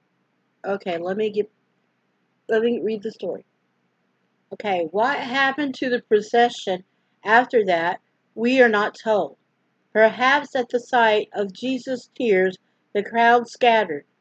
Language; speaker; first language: English; native; English